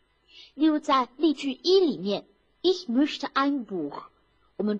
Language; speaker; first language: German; non-native, fluent; Chinese